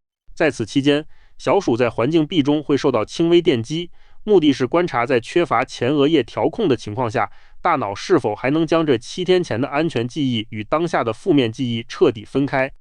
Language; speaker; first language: Chinese; native; Chinese